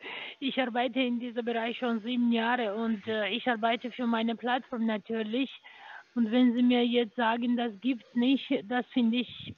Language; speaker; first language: German; non-native, learner; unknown